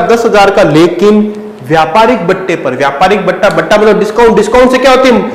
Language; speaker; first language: Hindi; native; Hindi